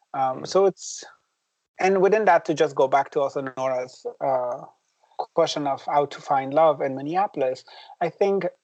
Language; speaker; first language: English; non-native, fluent; Persian